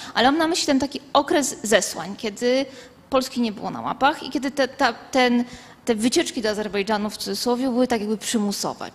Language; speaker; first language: Polish; native; Polish